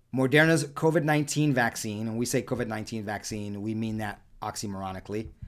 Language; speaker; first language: English; early bilingual, other home language; Spanish